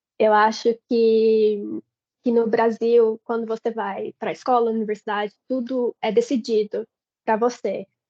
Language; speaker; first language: Portuguese; native; Portuguese